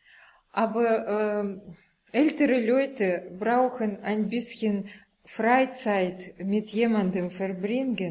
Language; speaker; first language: German; non-native, learner; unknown